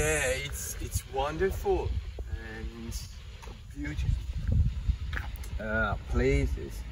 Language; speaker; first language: English; non-native, fluent; Italian